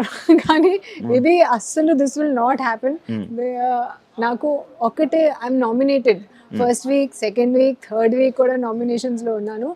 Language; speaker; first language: Telugu; non-native, learner; Hindi